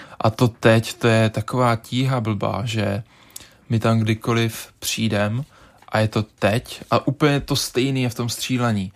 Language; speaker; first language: Czech; native; Czech